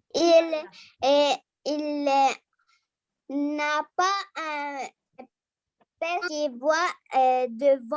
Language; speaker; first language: French; non-native, learner; Arabic